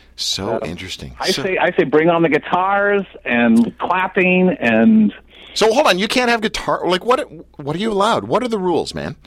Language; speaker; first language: English; native; English